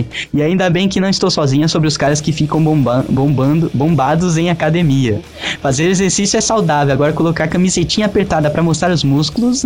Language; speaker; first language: Portuguese; native; Portuguese